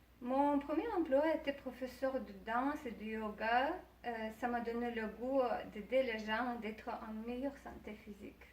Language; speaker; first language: French; non-native, learner; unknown